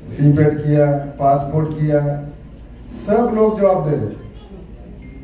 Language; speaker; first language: Hindi; non-native, local second language; Kannada